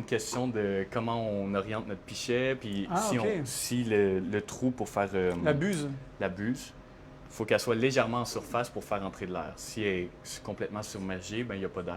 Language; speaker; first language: French; native; French